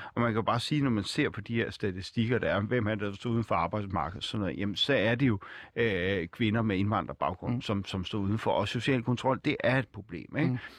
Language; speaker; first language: Danish; native; Danish